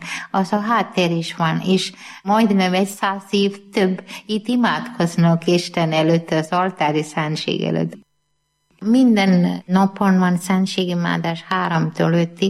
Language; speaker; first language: Hungarian; non-native, learner; Malayalam